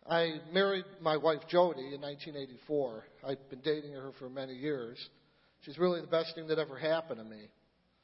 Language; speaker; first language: English; native; English